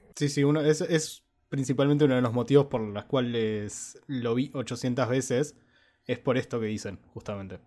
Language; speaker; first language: Spanish; native; Spanish